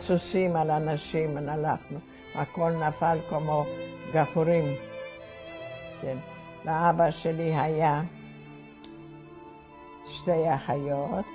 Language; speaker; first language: Hebrew; non-native, fluent; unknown